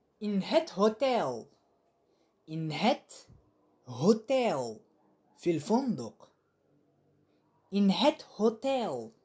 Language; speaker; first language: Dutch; non-native, fluent; Arabic